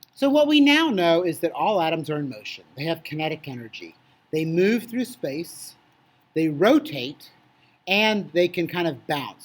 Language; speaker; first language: English; native; English